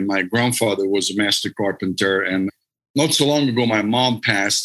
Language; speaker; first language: English; non-native, fluent; Hungarian